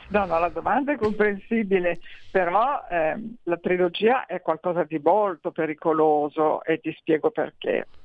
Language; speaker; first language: Italian; native; Italian